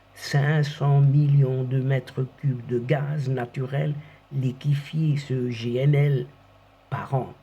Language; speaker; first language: French; non-native, local second language; Arabic